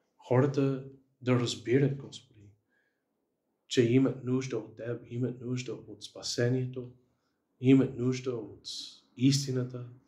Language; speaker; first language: Bulgarian; non-native, fluent; English